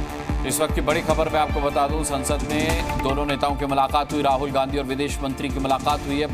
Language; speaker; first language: Hindi; native; Hindi